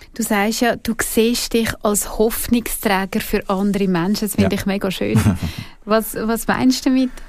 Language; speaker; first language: German; native; German